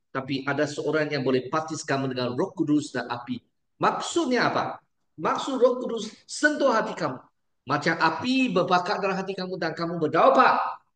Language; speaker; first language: Malay; non-native, local second language; Chinese